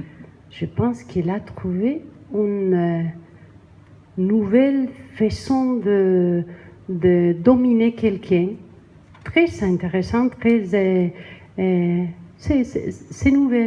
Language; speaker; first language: French; non-native, learner; Spanish